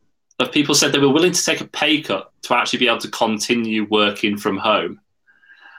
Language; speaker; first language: English; native; English